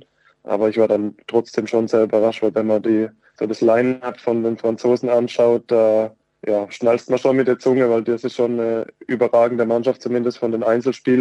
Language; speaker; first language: German; native; German